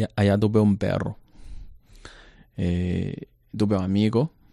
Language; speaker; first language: Spanish; non-native, learner; Chinese